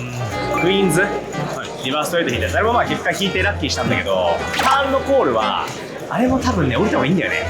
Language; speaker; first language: Japanese; native; Japanese